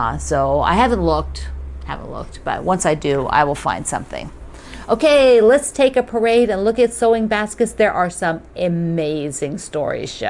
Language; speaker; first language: English; native; English